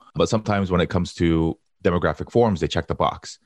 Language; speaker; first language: English; early bilingual, other home language; Korean